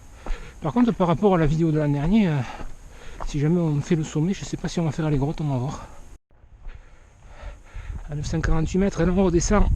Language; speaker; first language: French; native; French